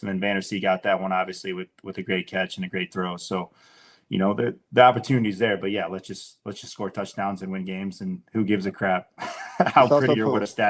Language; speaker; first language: English; native; English